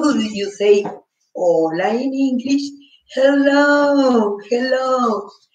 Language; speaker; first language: English; non-native, fluent; Spanish